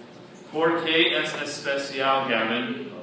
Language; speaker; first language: Spanish; non-native, fluent; English